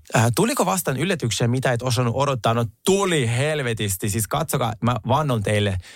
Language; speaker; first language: Finnish; non-native, fluent; Russian